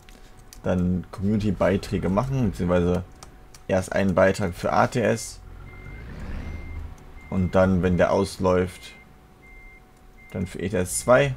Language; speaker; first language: German; native; German